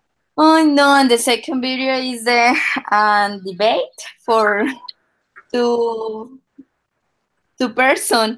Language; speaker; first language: English; non-native, learner; Spanish